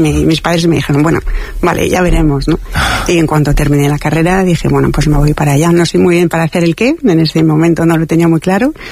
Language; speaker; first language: Spanish; non-native, fluent; French